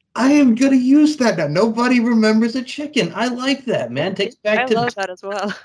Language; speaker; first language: English; native; English